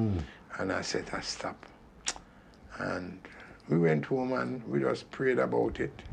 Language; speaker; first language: English; native; English